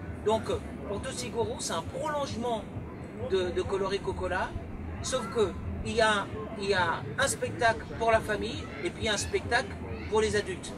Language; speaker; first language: French; early bilingual, other home language; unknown